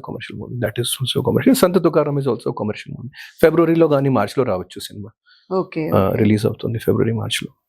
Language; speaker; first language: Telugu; non-native, fluent; Hindi